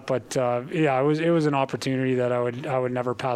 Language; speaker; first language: English; native; English